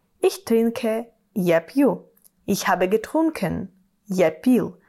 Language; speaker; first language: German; non-native, fluent; Russian